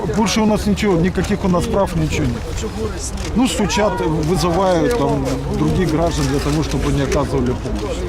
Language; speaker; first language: Russian; native; Russian